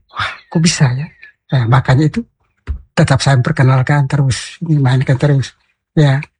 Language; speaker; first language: Indonesian; non-native, local second language; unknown